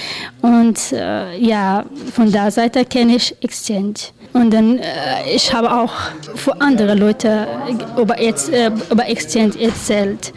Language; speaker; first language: German; non-native, learner; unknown